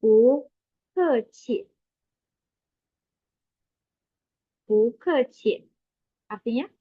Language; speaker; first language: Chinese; non-native, fluent; Indonesian